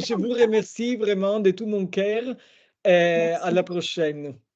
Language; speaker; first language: French; non-native, fluent; Italian